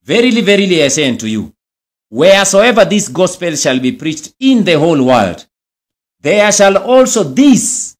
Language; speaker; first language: English; non-native, local second language; Swahili